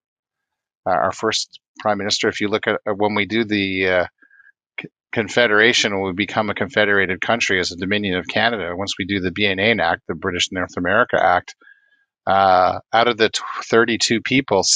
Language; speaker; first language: English; native; English